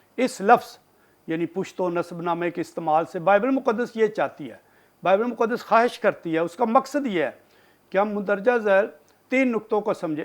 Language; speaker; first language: Urdu; non-native, local second language; Punjabi